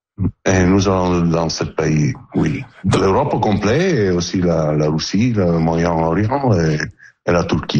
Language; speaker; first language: French; non-native, learner; Italian